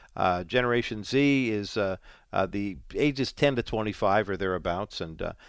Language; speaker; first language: English; native; English